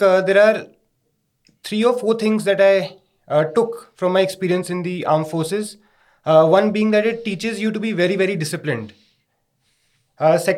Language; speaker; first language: English; non-native, local second language; Hindi